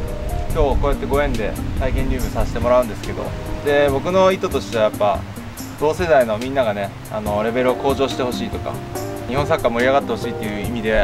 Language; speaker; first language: Japanese; native; Japanese